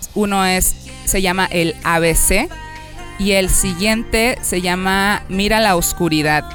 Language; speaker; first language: Spanish; native; Spanish